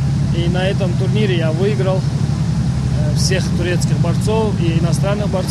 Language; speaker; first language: Russian; non-native, local second language; Ingush